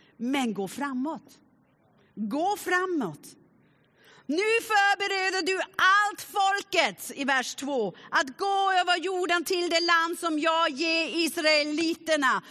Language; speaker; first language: Swedish; non-native, fluent; German